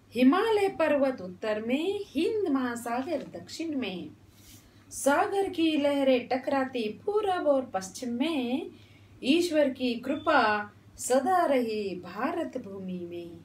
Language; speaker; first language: Hindi; non-native, local second language; Kannada